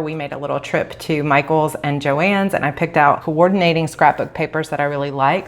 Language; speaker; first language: English; native; English